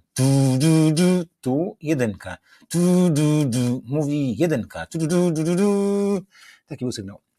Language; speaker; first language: Polish; native; Polish